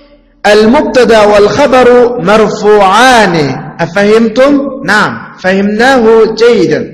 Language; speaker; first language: Arabic; non-native, fluent; Uzbek